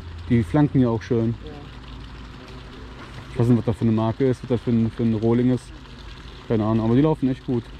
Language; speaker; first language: German; native; German